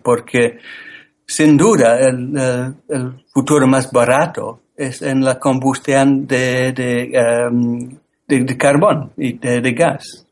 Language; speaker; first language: Spanish; non-native, learner; English